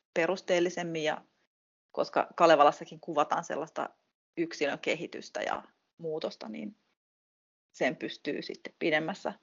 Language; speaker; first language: Finnish; native; Finnish